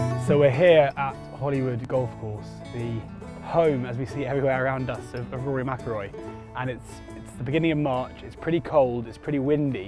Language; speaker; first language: English; native; English